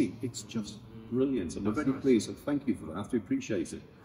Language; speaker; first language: English; native; English